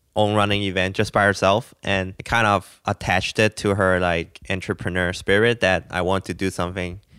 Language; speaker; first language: English; non-native, local second language; Cantonese